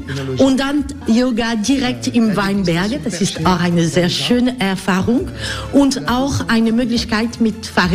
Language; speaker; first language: German; non-native, learner; French